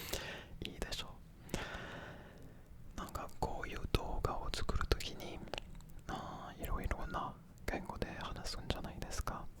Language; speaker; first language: Japanese; non-native, fluent; French